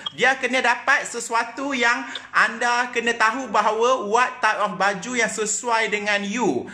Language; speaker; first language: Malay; native; Malay